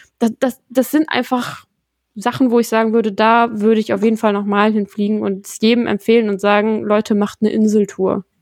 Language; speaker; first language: German; native; German